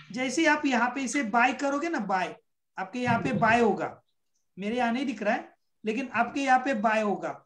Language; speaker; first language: Hindi; non-native, local second language; Marathi